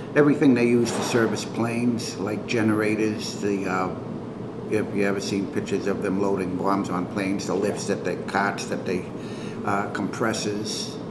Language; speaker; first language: English; native; English